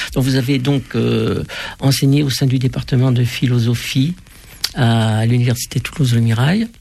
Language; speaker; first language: French; native; French